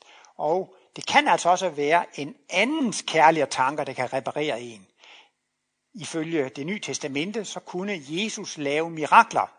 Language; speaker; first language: Danish; native; Danish